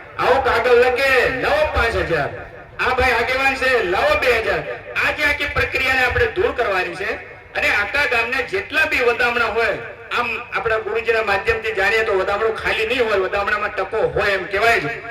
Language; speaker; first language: Gujarati; non-native, local second language; Bhili